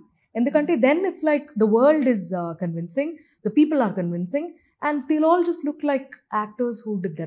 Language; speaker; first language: Telugu; native; Telugu